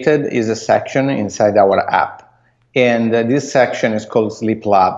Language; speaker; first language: English; non-native, fluent; Italian